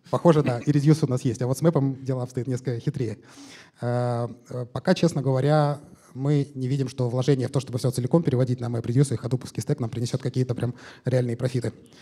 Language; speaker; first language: Russian; native; Russian